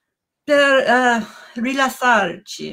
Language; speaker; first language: Italian; non-native, learner; English